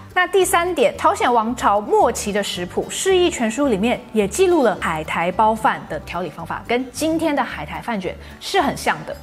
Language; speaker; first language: Chinese; native; Chinese